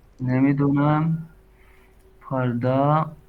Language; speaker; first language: Persian; non-native, learner; Urdu